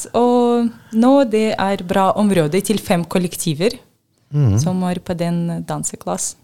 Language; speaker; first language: Norwegian; non-native, learner; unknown